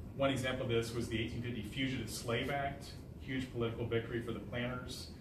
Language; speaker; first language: English; native; English